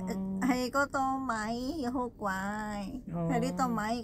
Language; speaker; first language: Cantonese; non-native, learner; Indonesian